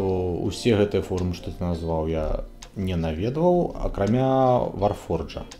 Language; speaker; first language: Belarusian; non-native, local second language; Russian